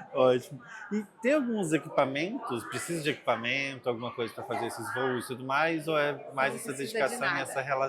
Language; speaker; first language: Portuguese; native; Portuguese